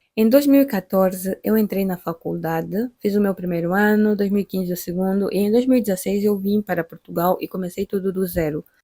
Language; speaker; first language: Portuguese; native; Portuguese